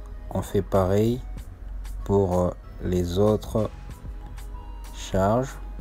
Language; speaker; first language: French; non-native, local second language; Lingala